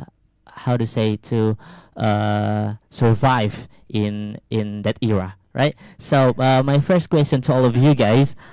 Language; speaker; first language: English; non-native, learner; Indonesian